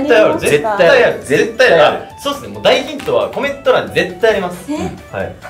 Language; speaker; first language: Japanese; native; Japanese